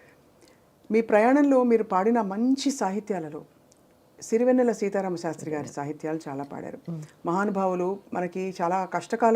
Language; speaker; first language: Telugu; native; Telugu